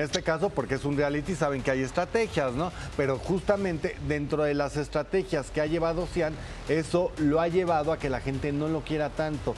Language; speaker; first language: Spanish; native; Spanish